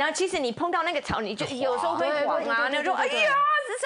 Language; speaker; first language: Chinese; non-native, fluent; Indonesian